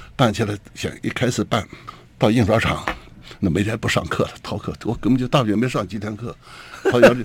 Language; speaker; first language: Chinese; native; Chinese